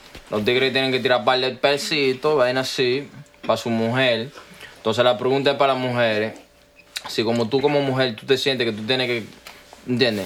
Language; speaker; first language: Spanish; early bilingual, other home language; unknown